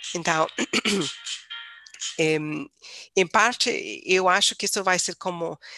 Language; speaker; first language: Portuguese; non-native, fluent; English